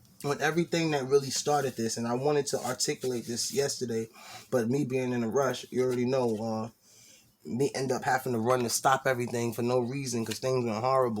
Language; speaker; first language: English; native; English